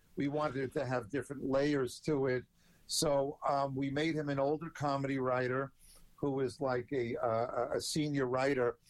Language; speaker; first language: English; native; English